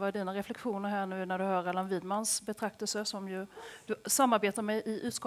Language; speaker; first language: Swedish; native; Swedish